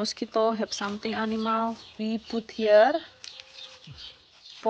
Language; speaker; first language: English; non-native, learner; Indonesian